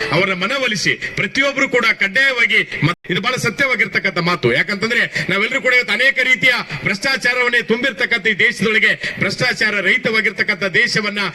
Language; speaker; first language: Kannada; native; Kannada